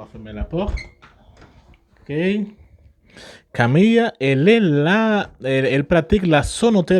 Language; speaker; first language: French; non-native, fluent; Spanish